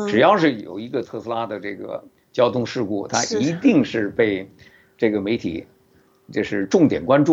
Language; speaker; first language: Chinese; native; Chinese